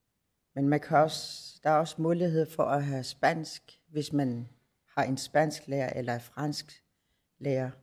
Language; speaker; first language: Danish; non-native, local second language; Kalaallisut